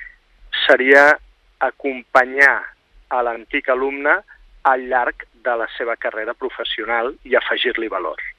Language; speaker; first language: Catalan; native; Catalan